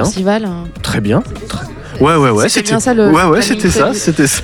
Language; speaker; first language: French; native; French